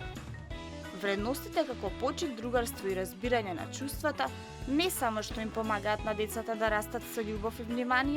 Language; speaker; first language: Macedonian; native; Macedonian